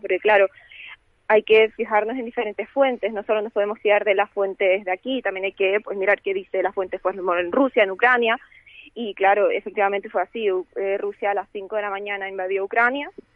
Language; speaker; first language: Spanish; early bilingual, other home language; Ukrainian